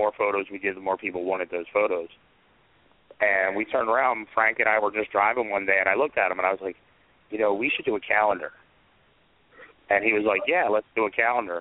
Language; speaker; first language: English; native; English